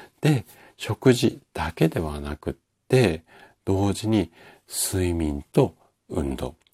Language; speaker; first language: Japanese; native; Japanese